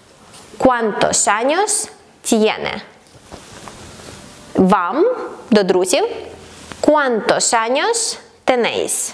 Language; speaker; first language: Spanish; non-native, fluent; Ukrainian